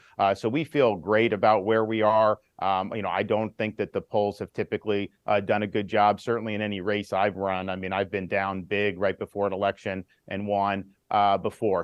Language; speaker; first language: English; native; English